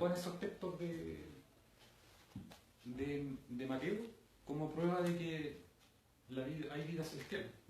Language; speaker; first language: Spanish; native; Spanish